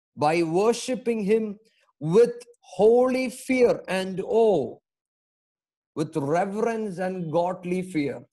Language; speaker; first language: English; non-native, local second language; Malayalam